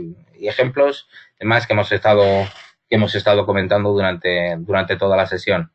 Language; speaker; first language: Spanish; native; Spanish